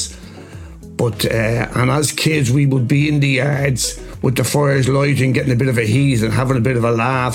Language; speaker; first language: English; native; English